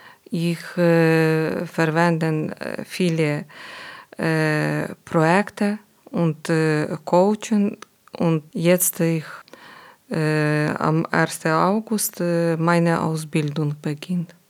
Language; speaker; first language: German; non-native, learner; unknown